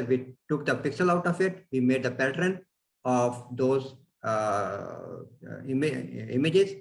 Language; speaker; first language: English; non-native, fluent; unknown